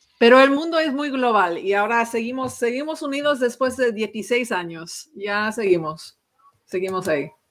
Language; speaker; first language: Spanish; non-native, fluent; English